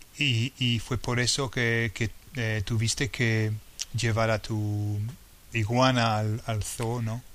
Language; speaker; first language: Spanish; non-native, fluent; English